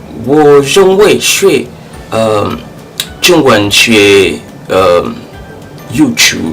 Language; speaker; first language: Chinese; non-native, learner; French